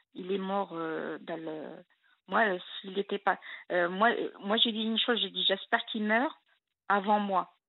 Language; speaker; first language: French; non-native, local second language; Arabic